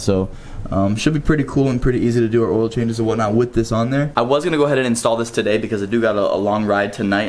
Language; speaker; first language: English; native; English